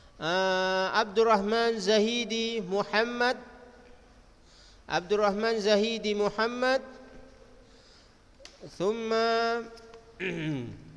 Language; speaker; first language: Arabic; non-native, fluent; Indonesian